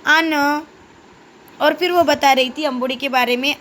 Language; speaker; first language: Hindi; non-native, local second language; Marathi